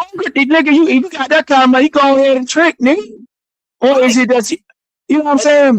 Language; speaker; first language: English; native; English